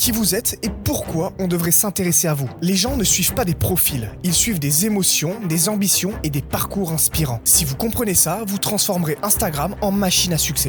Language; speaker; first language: French; native; French